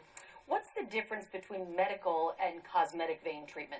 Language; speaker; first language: English; native; English